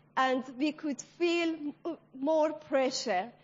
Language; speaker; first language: English; non-native, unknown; Persian